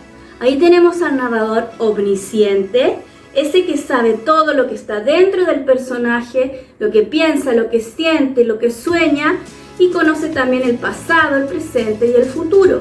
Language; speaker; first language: Spanish; native; Spanish